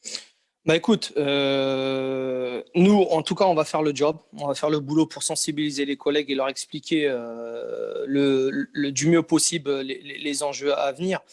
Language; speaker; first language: French; native; French